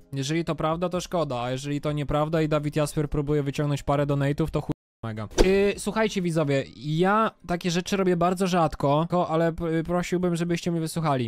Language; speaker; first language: Polish; native; Polish